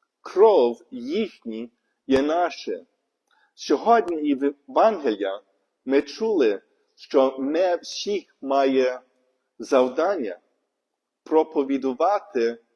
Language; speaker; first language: Ukrainian; non-native, learner; English